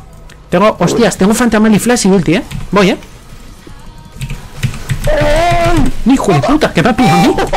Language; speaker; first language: Spanish; native; Spanish